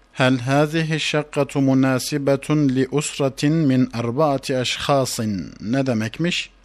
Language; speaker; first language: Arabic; non-native, fluent; Turkish